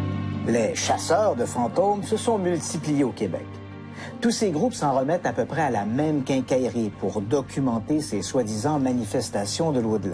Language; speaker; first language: French; native; French